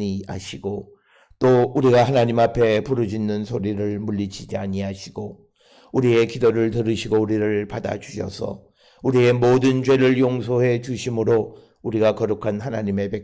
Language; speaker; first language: Korean; native; Korean